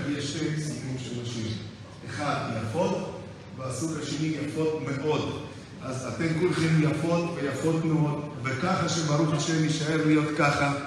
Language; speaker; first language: Hebrew; non-native, fluent; Russian